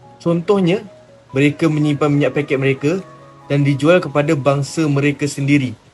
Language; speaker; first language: Malay; native; Malay